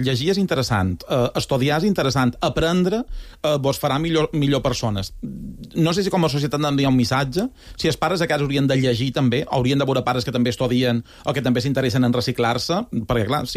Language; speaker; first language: Catalan; native; Catalan